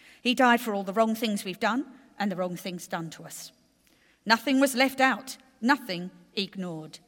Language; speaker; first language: English; native; English